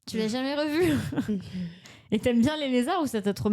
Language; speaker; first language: French; native; French